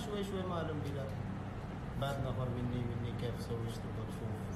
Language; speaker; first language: Arabic; non-native, learner; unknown